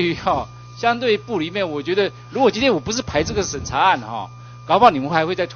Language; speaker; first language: Chinese; native; Chinese